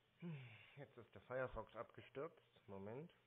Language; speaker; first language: German; native; German